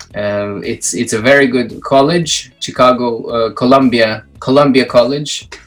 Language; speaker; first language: English; non-native, fluent; Belarusian